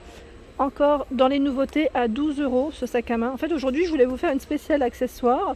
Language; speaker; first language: French; native; French